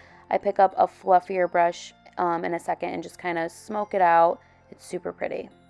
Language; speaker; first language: English; native; English